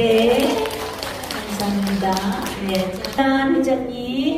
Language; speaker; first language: Korean; native; Korean